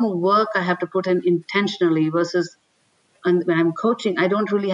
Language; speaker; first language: English; non-native, local second language; Tamil